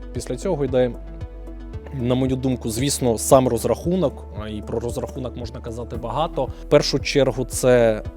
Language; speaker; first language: Ukrainian; native; Ukrainian